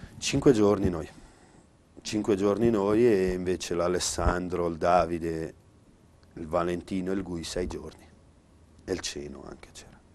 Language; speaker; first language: Italian; native; Italian